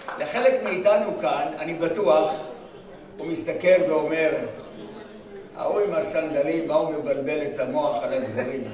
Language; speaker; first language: Hebrew; native; Hebrew